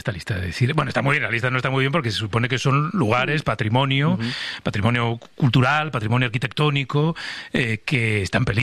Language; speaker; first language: Spanish; native; Spanish